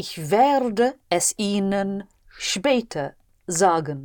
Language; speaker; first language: German; non-native, learner; English